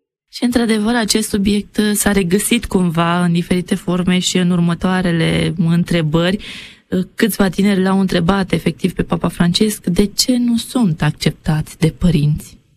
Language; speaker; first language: Romanian; native; Romanian